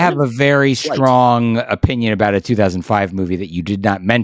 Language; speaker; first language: English; native; English